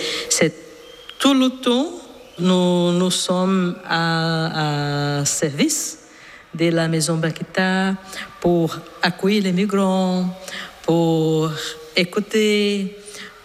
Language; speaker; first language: French; non-native, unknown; Portuguese